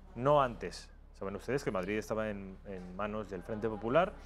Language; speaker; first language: Spanish; native; Spanish